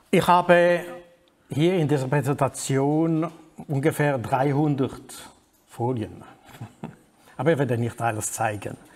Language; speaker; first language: German; non-native, fluent; French